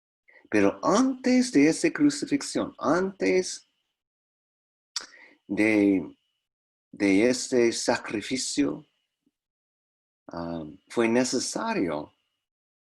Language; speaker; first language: Spanish; non-native, fluent; English